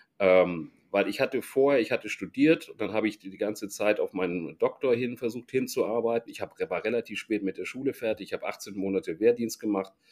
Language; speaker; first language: German; native; German